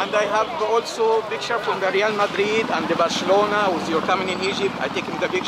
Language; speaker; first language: English; non-native, learner; Arabic